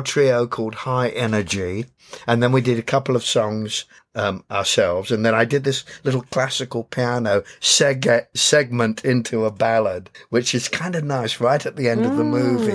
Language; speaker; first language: English; native; English